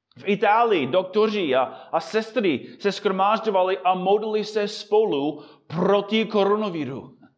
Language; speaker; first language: Czech; non-native, fluent; English